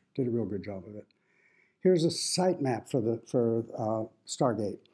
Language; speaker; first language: English; native; English